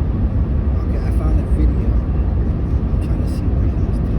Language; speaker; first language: English; native; English